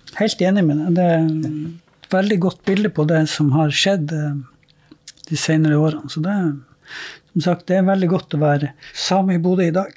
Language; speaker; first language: Norwegian; native; Norwegian